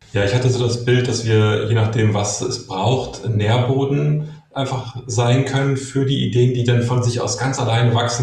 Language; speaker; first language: German; native; German